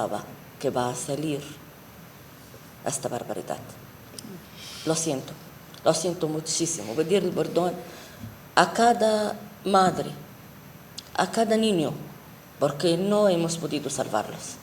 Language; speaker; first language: Spanish; non-native, fluent; Arabic